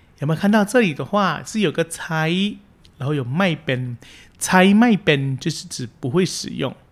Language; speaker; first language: Chinese; early bilingual, heritage; Chinese